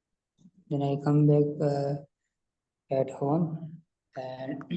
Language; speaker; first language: English; non-native, learner; Urdu